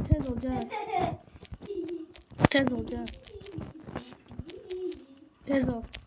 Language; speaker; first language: Turkish; non-native, learner; Azerbaijani